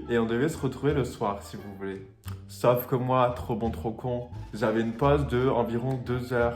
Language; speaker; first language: French; native; French